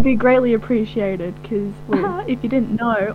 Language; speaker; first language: English; native; English